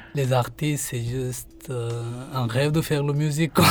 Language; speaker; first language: French; non-native, fluent; Hindi